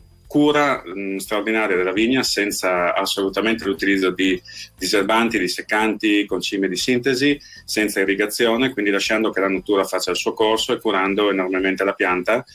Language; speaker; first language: Italian; native; Italian